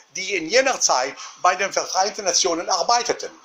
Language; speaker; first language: German; non-native, learner; Arabic